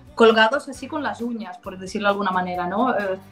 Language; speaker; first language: Spanish; non-native, fluent; Danish